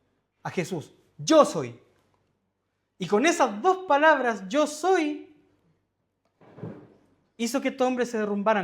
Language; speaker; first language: Spanish; native; Spanish